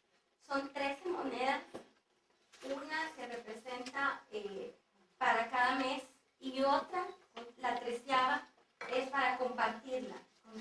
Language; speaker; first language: Spanish; native; Spanish